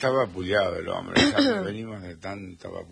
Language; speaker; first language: Spanish; native; Spanish